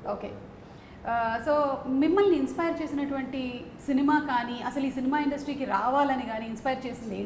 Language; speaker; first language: Telugu; native; Telugu